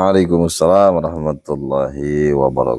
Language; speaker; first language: Indonesian; native; Indonesian